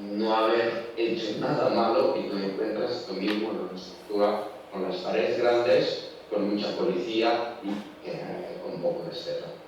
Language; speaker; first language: Spanish; non-native, learner; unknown